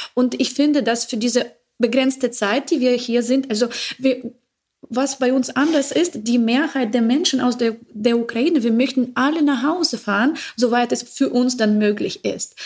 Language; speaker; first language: German; non-native, learner; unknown